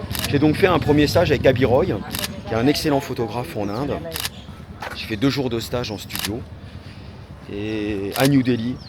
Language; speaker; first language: French; native; French